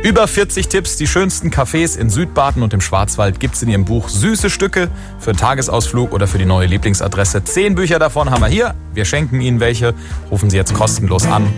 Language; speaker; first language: German; native; German